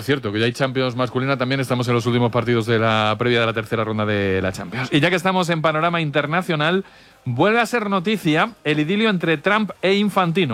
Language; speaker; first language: Spanish; native; Spanish